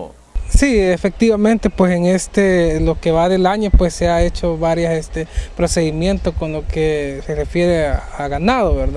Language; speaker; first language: Spanish; native; Spanish